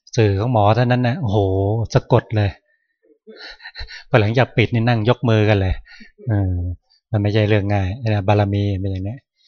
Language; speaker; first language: Thai; native; Thai